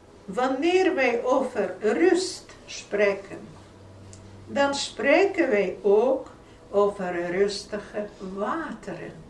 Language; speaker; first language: Dutch; non-native, fluent; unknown